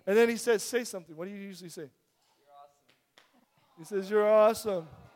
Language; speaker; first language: English; native; English